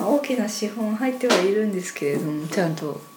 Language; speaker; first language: Japanese; native; Japanese